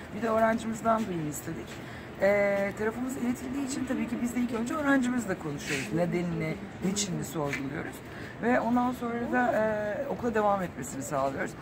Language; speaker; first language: Turkish; native; Turkish